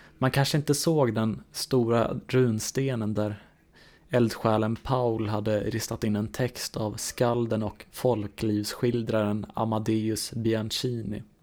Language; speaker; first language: Swedish; native; Swedish